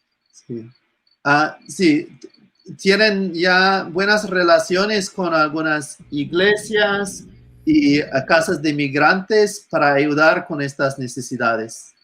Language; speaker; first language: Spanish; non-native, fluent; English